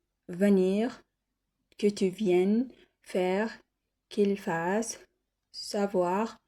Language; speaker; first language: French; non-native, learner; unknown